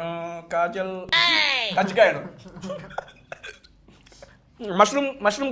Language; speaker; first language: Telugu; native; Telugu